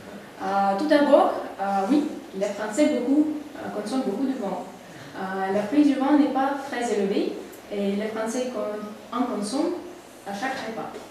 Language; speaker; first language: French; non-native, learner; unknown